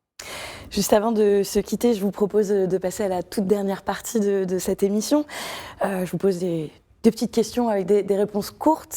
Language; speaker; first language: French; native; French